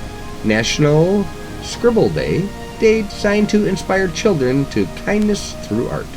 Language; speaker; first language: English; native; English